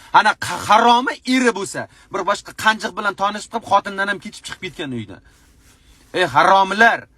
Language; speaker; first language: Uzbek; native; Uzbek